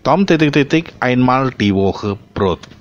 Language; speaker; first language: German; non-native, fluent; Indonesian